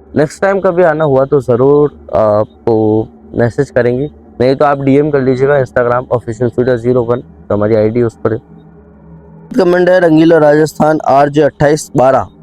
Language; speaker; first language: Hindi; native; Hindi